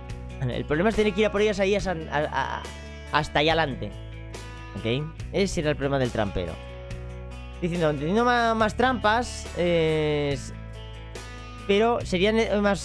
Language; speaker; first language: Spanish; native; Spanish